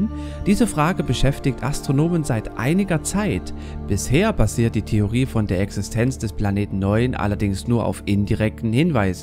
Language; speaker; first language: German; native; German